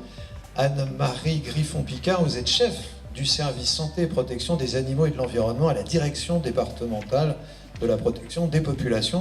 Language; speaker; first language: French; native; French